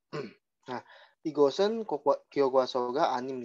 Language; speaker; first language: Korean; non-native, fluent; Indonesian